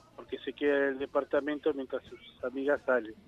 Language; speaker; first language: Spanish; native; Spanish